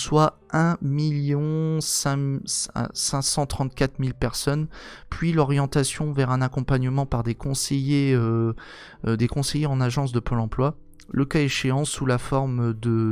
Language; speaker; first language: French; native; French